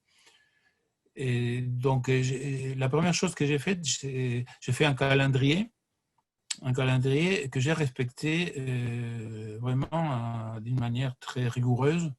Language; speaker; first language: French; non-native, fluent; Spanish